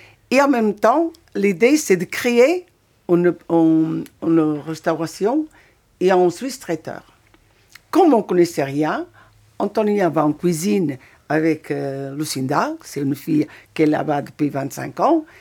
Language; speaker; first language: French; non-native, fluent; Portuguese